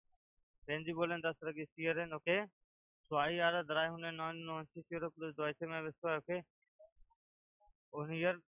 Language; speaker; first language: German; non-native, learner; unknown